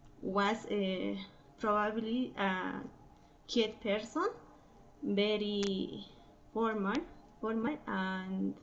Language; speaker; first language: English; non-native, learner; Spanish